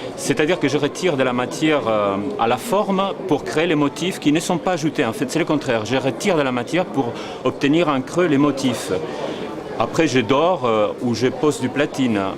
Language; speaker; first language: French; non-native, fluent; Spanish